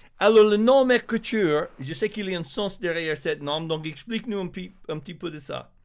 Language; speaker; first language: French; non-native, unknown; English